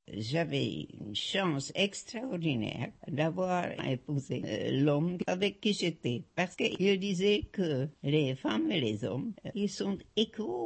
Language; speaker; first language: French; non-native, fluent; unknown